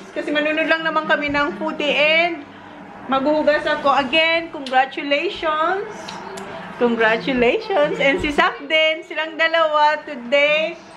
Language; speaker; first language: Filipino; non-native, local second language; Bikol